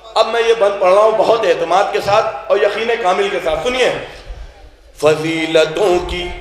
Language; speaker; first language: Urdu; native; Urdu